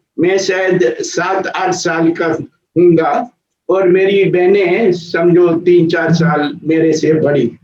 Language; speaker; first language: Hindi; non-native, local second language; Gujarati